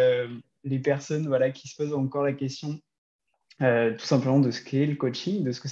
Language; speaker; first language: French; native; French